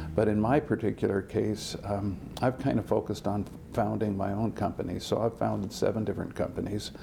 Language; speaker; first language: English; native; English